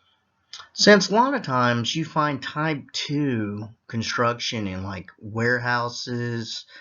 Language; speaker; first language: English; native; English